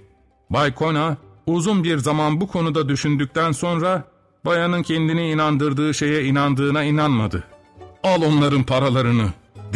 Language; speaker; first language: Turkish; native; Turkish